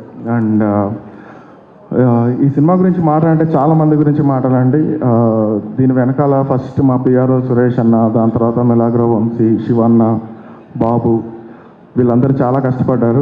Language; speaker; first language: Telugu; native; Telugu